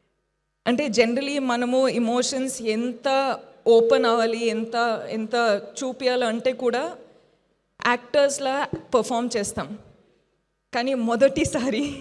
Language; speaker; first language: Telugu; non-native, fluent; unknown